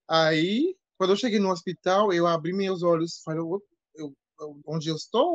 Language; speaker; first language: Portuguese; non-native, fluent; French